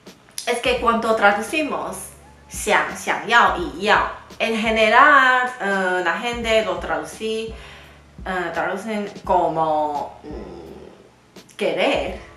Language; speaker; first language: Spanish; non-native, fluent; Chinese